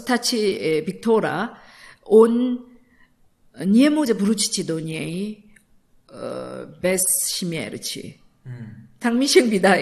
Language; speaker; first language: Polish; non-native, learner; Korean